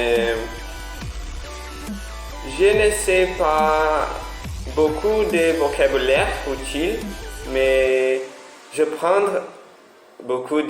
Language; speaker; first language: French; non-native, learner; Portuguese